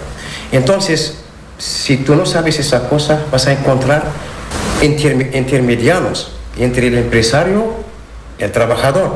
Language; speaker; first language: Spanish; non-native, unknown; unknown